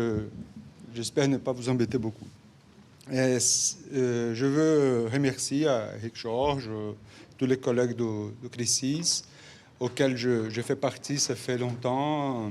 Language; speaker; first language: French; non-native, fluent; Portuguese